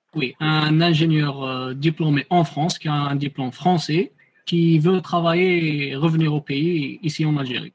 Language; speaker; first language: French; non-native, local second language; Arabic